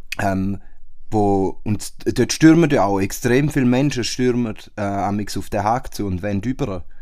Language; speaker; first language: German; native; German